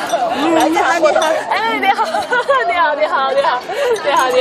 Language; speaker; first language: Chinese; non-native, fluent; Korean